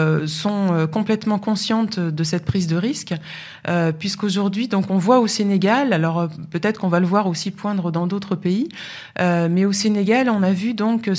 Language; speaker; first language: French; native; French